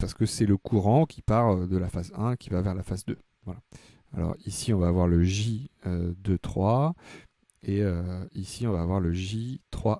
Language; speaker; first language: French; native; French